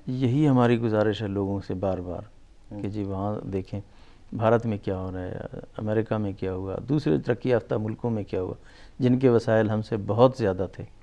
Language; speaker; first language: Urdu; non-native, local second language; Baluchi